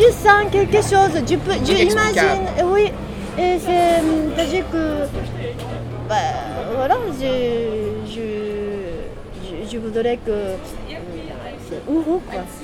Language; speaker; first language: French; non-native, learner; Japanese